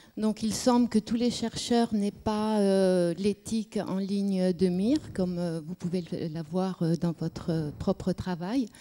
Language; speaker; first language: French; native; French